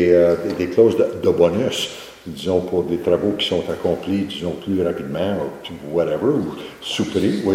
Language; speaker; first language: French; native; French